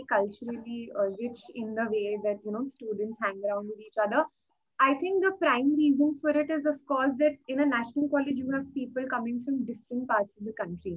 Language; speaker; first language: English; non-native, local second language; Hindi